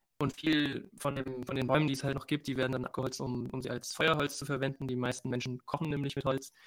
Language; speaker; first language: German; early bilingual, other home language; Spanish